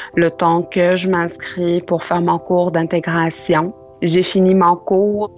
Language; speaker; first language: French; non-native, local second language; Arabic